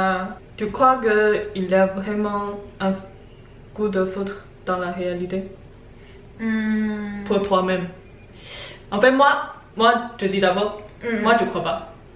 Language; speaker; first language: French; non-native, learner; Chinese